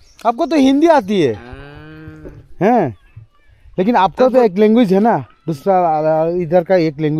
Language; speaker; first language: Hindi; non-native, learner; Bangla